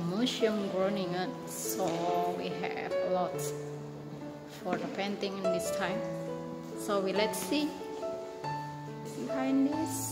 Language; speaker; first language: English; non-native, learner; Indonesian